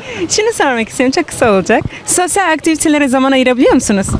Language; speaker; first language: Turkish; native; Turkish